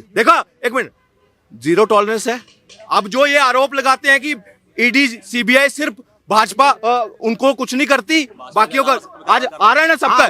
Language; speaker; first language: Hindi; native; Hindi